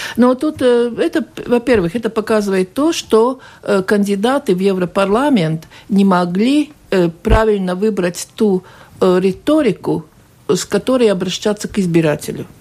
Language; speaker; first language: Russian; non-native, local second language; Latvian